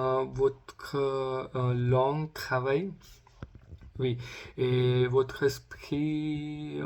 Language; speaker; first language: French; non-native, learner; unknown